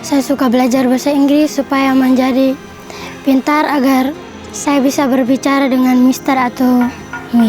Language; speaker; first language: Indonesian; non-native, local second language; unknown